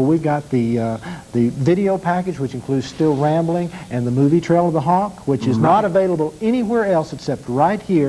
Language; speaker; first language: English; native; English